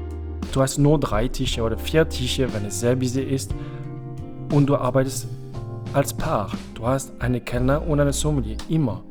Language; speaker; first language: German; non-native, fluent; French